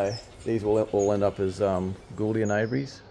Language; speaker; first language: English; native; English